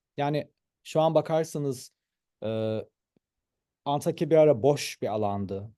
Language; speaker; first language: Turkish; early bilingual, heritage; Turkish